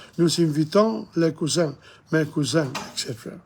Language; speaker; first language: French; non-native, fluent; English